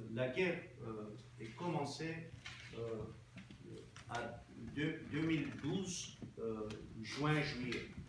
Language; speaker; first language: French; non-native, fluent; Armenian